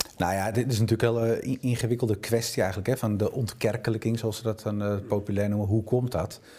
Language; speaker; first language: Dutch; native; Dutch